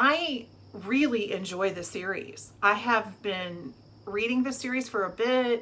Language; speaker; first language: English; native; English